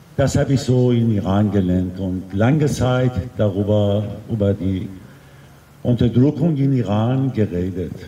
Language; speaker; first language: German; non-native, fluent; Persian